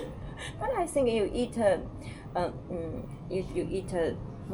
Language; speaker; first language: English; non-native, learner; Chinese